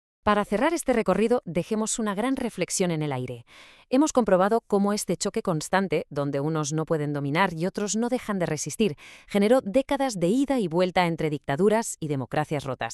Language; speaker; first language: Spanish; native; Spanish